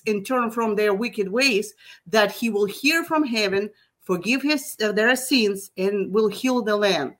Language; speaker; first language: English; non-native, fluent; Russian